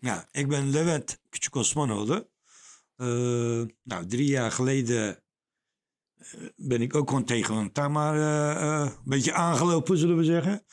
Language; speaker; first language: Dutch; non-native, learner; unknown